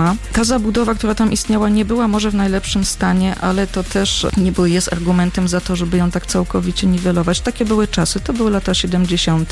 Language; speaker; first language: Polish; native; Polish